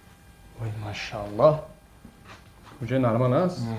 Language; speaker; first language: Russian; non-native, learner; Tajik